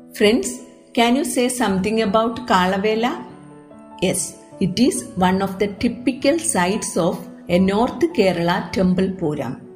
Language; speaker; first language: English; non-native, local second language; Malayalam